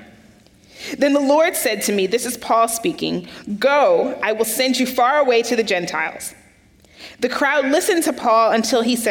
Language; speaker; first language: English; native; English